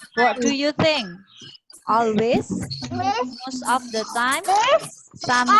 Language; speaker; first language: English; non-native, fluent; Indonesian